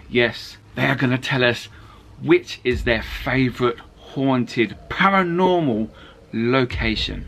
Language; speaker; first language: English; native; English